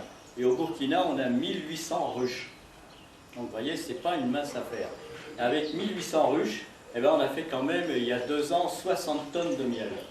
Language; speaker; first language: French; native; French